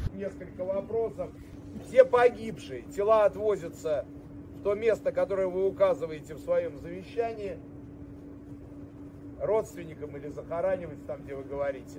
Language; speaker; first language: Russian; native; Russian